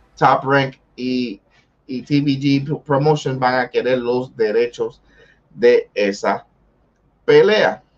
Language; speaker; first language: Spanish; early bilingual, heritage; Spanish